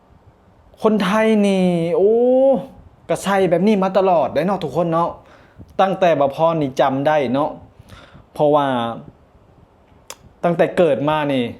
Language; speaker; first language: Thai; non-native, local second language; Northeastern Thai